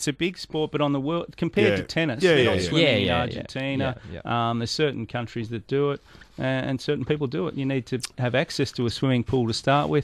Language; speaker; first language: English; native; English